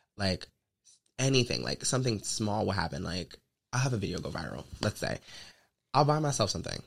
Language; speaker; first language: English; native; English